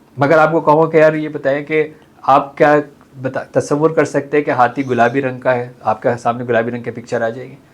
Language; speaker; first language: Urdu; native; Urdu